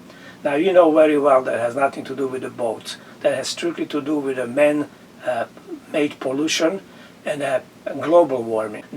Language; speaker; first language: English; non-native, fluent; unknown